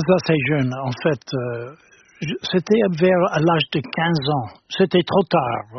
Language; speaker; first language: French; non-native, fluent; English